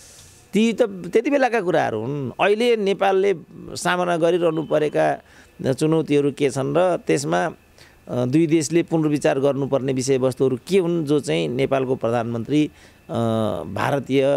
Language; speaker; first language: Nepali; native; Nepali